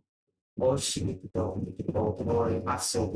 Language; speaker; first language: Japanese; non-native, fluent; Vietnamese